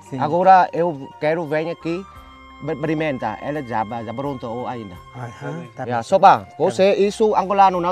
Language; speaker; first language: Portuguese; non-native, learner; Vietnamese